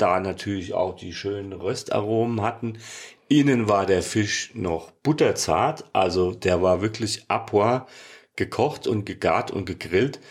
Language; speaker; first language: German; native; German